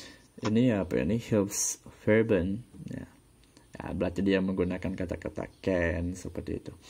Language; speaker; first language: Indonesian; native; Indonesian